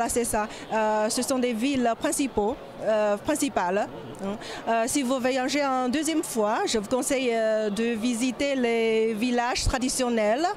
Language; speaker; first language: French; non-native, learner; Chinese